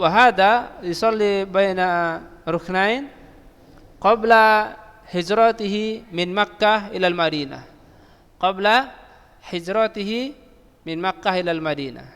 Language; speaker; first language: Arabic; non-native, fluent; Indonesian